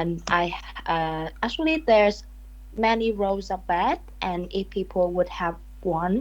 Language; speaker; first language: English; non-native, learner; Vietnamese